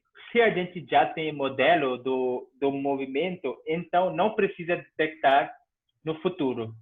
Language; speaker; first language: Portuguese; non-native, fluent; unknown